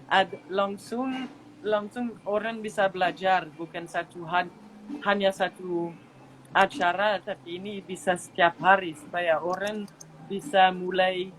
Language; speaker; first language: Indonesian; non-native, fluent; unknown